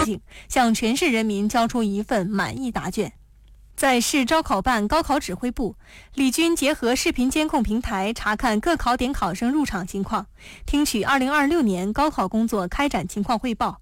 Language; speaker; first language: Chinese; native; Chinese